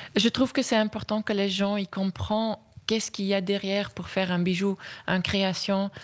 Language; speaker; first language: French; native; French